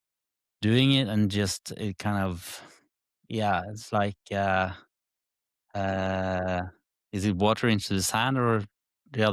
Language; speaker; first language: English; non-native, fluent; Norwegian